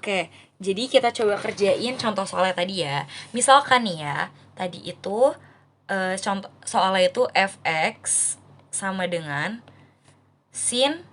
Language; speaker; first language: Indonesian; native; Indonesian